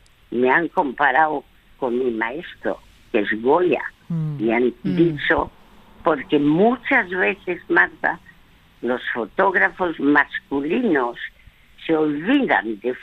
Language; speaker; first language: Spanish; non-native, fluent; French